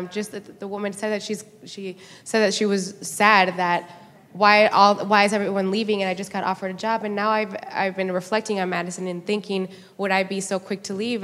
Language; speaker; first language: English; native; English